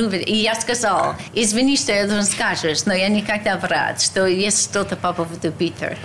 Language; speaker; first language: Russian; non-native, learner; English